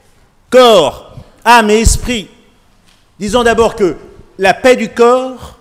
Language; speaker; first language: French; native; French